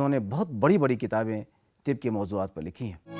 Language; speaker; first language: Urdu; native; Urdu